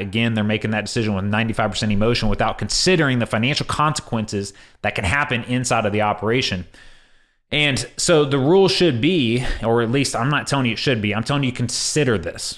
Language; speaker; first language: English; native; English